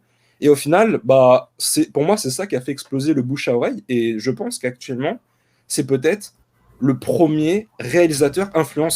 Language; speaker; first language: French; native; French